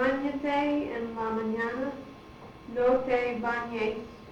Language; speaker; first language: Spanish; non-native, learner; English